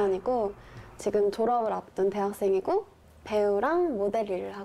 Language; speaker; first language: Korean; native; Korean